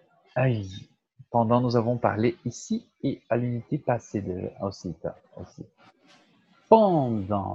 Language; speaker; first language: French; non-native, fluent; Portuguese